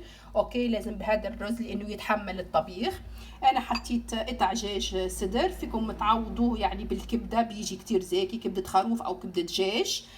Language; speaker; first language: Arabic; native; Arabic